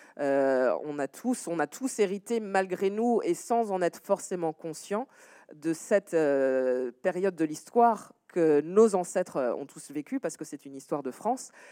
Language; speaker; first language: French; native; French